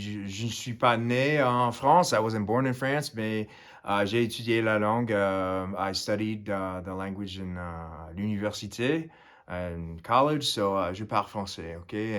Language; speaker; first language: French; non-native, fluent; English